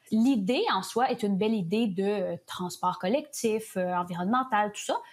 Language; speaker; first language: French; native; French